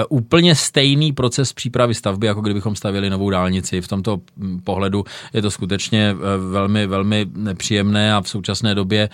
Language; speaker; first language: Czech; native; Czech